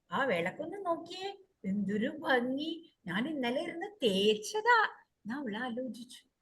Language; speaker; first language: Malayalam; early bilingual, heritage; Malayalam